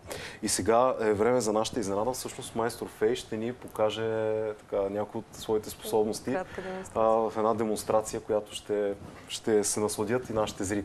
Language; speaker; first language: Bulgarian; native; Bulgarian